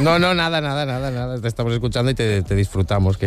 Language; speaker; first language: Spanish; native; Spanish